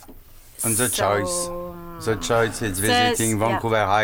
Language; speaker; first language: English; non-native, learner; French